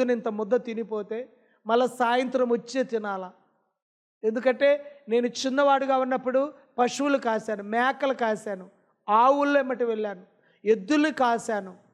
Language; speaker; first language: Telugu; non-native, local second language; Lambadi